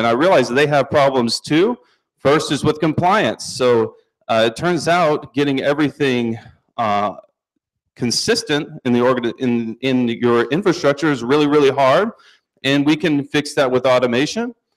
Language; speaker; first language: English; native; English